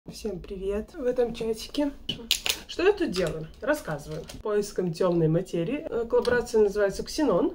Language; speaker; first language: Russian; native; Russian